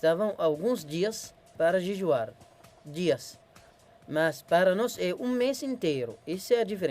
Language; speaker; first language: Portuguese; non-native, learner; Arabic